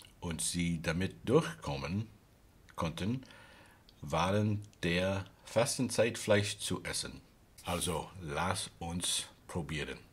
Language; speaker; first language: German; non-native, learner; English